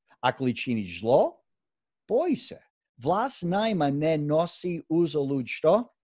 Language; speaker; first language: Croatian; early bilingual, heritage; Croatian